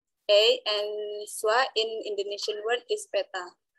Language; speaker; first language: English; non-native, learner; Indonesian